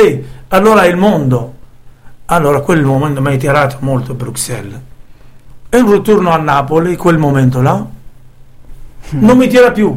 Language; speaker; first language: Italian; non-native, learner; Arabic